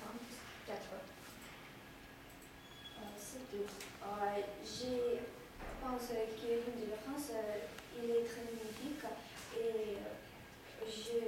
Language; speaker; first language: French; non-native, learner; Russian